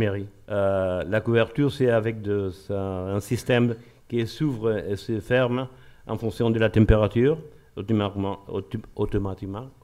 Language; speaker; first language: French; non-native, learner; Spanish